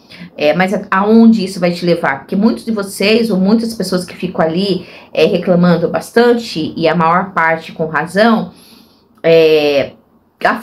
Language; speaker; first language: Portuguese; native; Portuguese